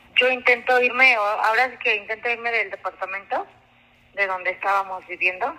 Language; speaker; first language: Spanish; non-native, local second language; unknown